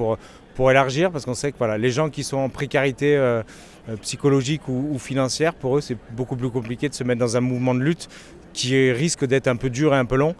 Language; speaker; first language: French; native; French